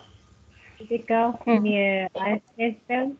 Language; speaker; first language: German; non-native, learner; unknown